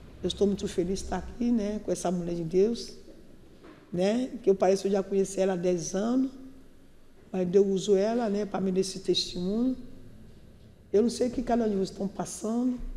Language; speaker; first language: Portuguese; non-native, learner; Yoruba